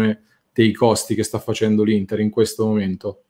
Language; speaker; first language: Italian; native; Italian